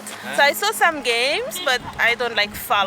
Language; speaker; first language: English; non-native, fluent; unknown